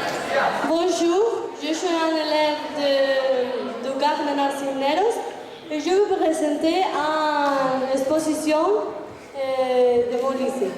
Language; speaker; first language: French; non-native, learner; Spanish